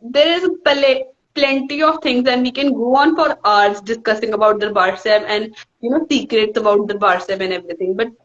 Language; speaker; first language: English; non-native, local second language; Punjabi